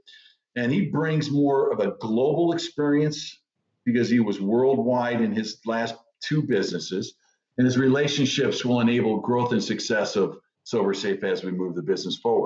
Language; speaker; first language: English; native; English